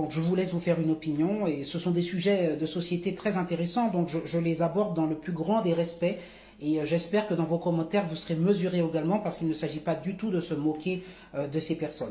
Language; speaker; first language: French; native; French